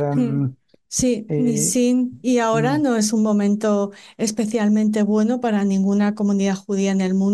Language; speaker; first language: Spanish; native; Spanish